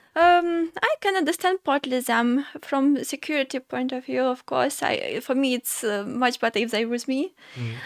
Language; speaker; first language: English; non-native, fluent; Ukrainian